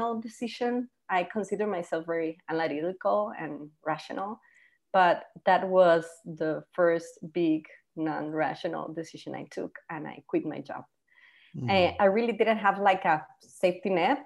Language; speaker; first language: English; non-native, fluent; Spanish